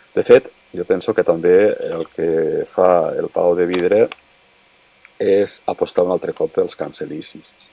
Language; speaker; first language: Catalan; native; Catalan